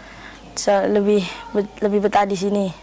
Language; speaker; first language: Indonesian; non-native, local second language; Javanese